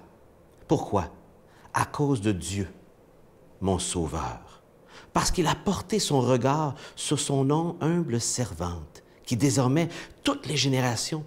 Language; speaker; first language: French; native; French